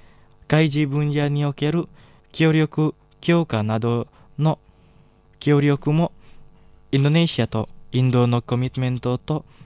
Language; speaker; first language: Japanese; non-native, fluent; Indonesian